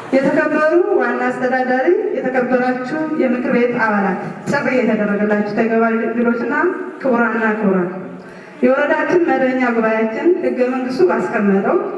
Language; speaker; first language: Amharic; non-native, local second language; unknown